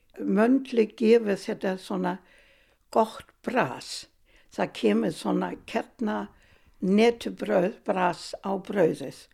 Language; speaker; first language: Icelandic; non-native, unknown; German